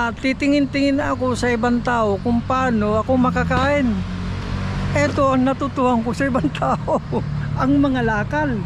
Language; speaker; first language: Filipino; non-native, local second language; Iloko